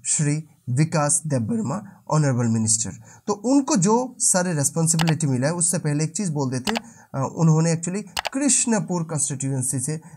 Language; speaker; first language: Hindi; non-native, local second language; Bangla